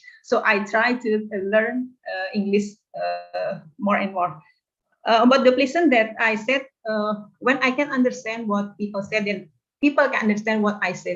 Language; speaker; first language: English; non-native, learner; Indonesian